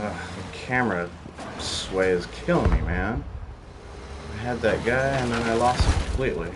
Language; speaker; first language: English; native; English